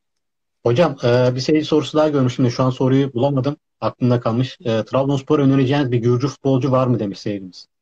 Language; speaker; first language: Turkish; native; Turkish